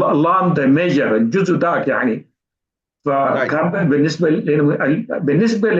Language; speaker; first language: Arabic; native; Arabic